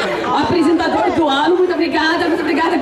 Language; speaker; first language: Portuguese; non-native, fluent; Russian